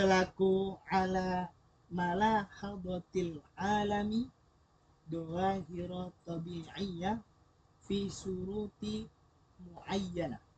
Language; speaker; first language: Arabic; non-native, learner; Indonesian